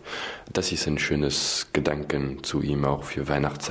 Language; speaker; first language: German; non-native, fluent; French